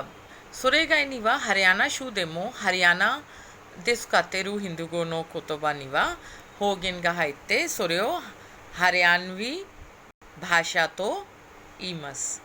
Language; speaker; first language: Japanese; non-native, fluent; Hindi